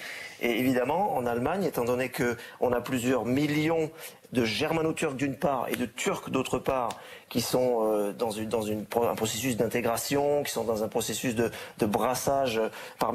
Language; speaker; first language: French; native; French